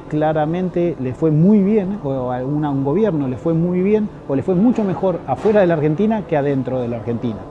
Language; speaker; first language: Spanish; native; Spanish